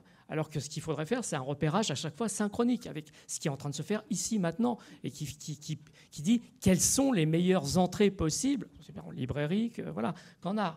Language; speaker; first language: French; native; French